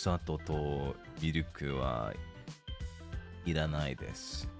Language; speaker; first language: Japanese; non-native, learner; English